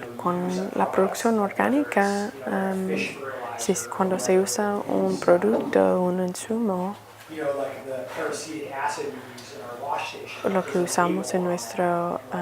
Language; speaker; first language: Spanish; non-native, fluent; English